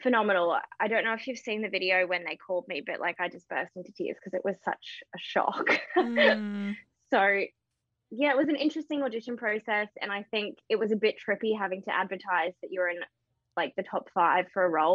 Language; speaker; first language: English; native; English